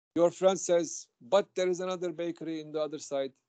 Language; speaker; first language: English; non-native, fluent; Turkish